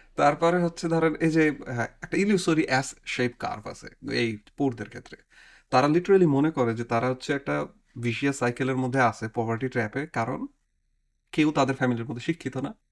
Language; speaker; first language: Bangla; native; Bangla